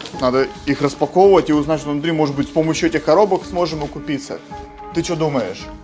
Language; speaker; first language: Russian; native; Russian